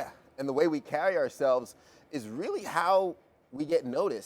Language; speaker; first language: English; native; English